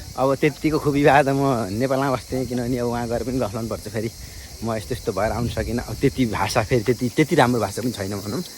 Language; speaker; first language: Nepali; native; Nepali